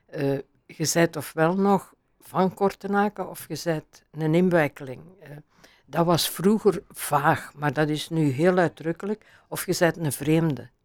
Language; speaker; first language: Dutch; native; Dutch